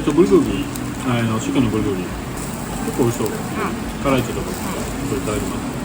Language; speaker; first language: Japanese; non-native, fluent; French